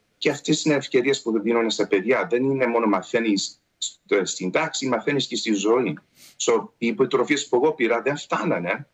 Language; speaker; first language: Greek; early bilingual, heritage; Greek